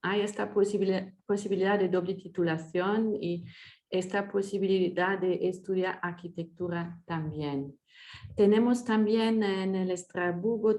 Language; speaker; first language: Spanish; non-native, fluent; French